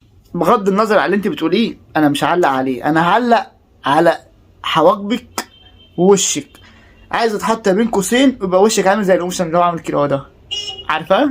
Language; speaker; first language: Arabic; native; Arabic